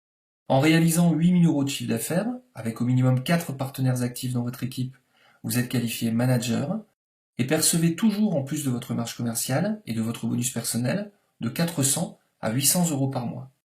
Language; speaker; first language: French; native; French